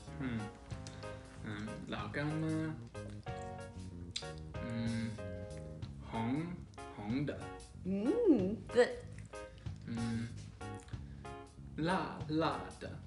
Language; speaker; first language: Chinese; non-native, learner; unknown